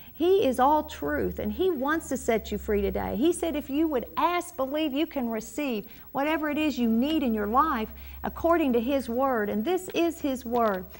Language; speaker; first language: English; native; English